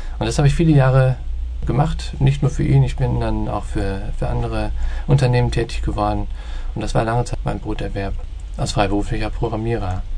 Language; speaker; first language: German; native; German